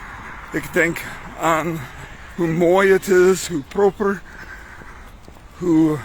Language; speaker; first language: Dutch; non-native, fluent; English